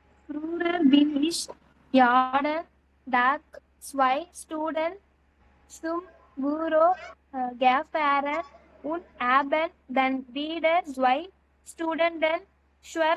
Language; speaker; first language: German; non-native, learner; Tamil